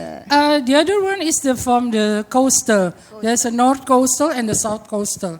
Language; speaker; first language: English; non-native, fluent; Indonesian